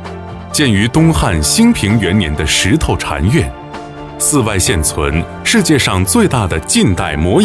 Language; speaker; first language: Chinese; native; Chinese